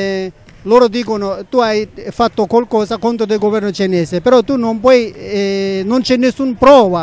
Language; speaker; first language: Italian; non-native, learner; Tibetan